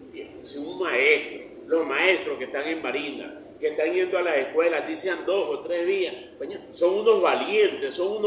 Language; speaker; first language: Spanish; native; Spanish